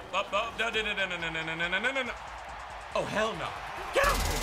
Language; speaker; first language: English; native; English